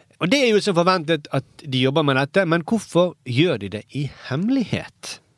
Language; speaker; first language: Norwegian; native; Norwegian